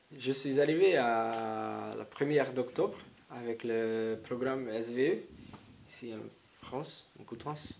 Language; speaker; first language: French; non-native, learner; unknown